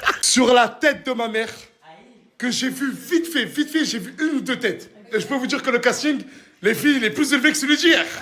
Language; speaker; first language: French; native; French